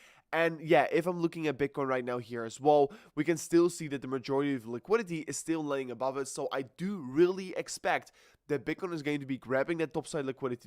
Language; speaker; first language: English; non-native, fluent; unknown